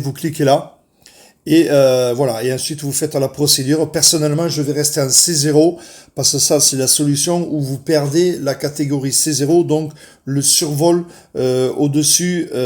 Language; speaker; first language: French; native; French